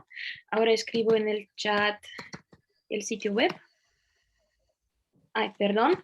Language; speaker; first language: Spanish; non-native, fluent; Russian